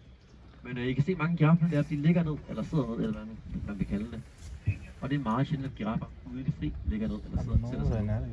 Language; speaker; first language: Danish; native; Danish